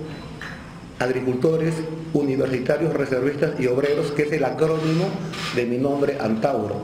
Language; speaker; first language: Spanish; native; Spanish